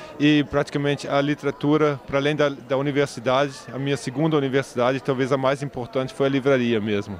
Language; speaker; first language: Portuguese; early bilingual, heritage; German